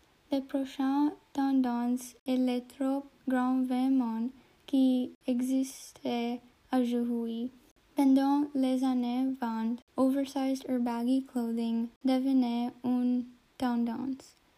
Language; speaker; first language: French; non-native, learner; English